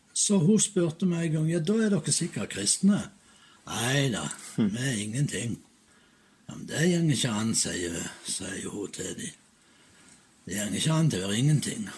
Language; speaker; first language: Norwegian; native; Norwegian